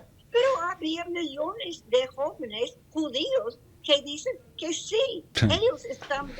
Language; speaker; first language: Spanish; non-native, learner; English